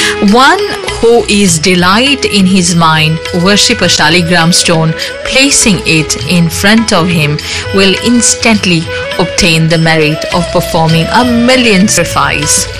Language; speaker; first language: English; non-native, local second language; Morisyen